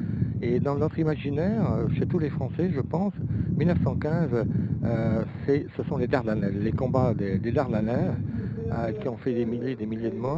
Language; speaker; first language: French; native; French